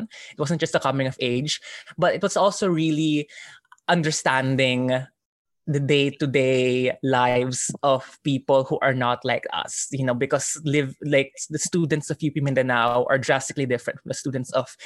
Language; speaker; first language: English; non-native, local second language; Filipino